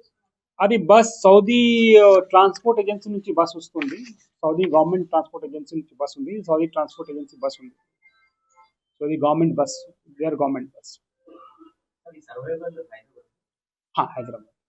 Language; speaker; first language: Telugu; non-native, local second language; Urdu